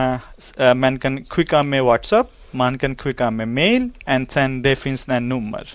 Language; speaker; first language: Swedish; non-native, learner; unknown